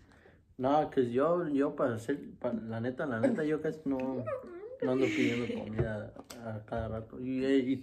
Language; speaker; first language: Spanish; early bilingual, other home language; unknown